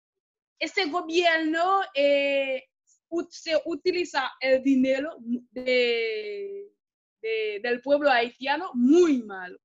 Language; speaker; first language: Spanish; non-native, fluent; Haitian Creole